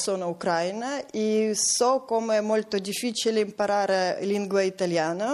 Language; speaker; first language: Italian; non-native, learner; Ukrainian